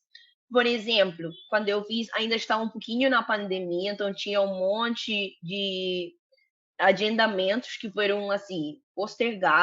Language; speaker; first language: Portuguese; non-native, fluent; Spanish